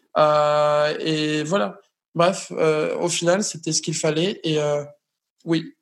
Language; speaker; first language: French; non-native, fluent; Spanish